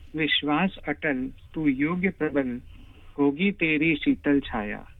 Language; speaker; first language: Hindi; native; Hindi